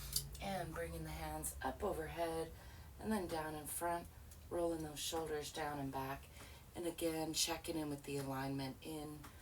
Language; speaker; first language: English; native; English